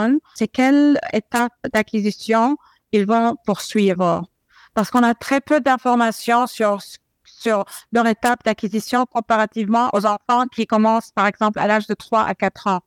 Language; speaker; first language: French; non-native, fluent; Arabic